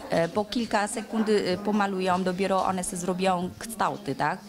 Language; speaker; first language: Polish; non-native, learner; Vietnamese